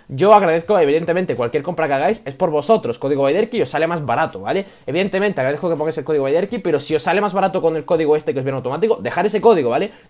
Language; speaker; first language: Spanish; native; Spanish